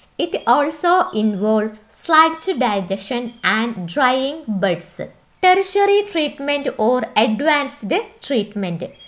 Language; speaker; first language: English; non-native, local second language; Malayalam